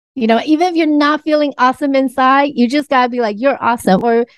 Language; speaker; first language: English; early bilingual, other home language; Chinese